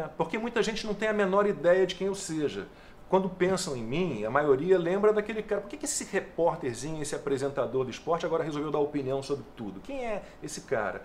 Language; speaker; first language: Portuguese; native; Portuguese